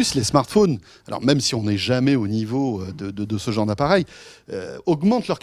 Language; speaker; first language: French; native; French